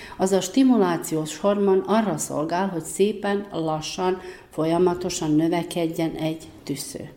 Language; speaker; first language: Hungarian; native; Hungarian